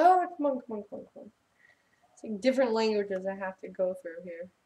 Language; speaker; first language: English; native; English